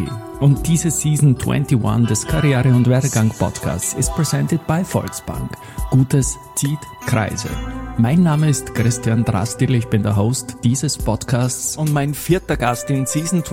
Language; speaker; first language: German; native; German